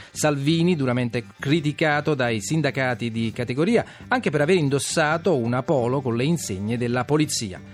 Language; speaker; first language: Italian; native; Italian